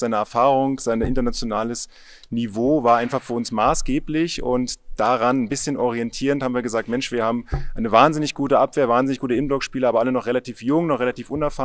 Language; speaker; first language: German; native; German